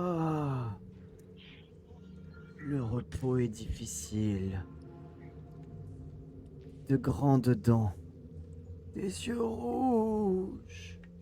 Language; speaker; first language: French; native; French